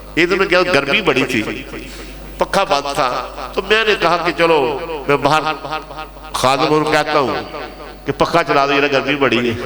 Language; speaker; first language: Urdu; non-native, local second language; Punjabi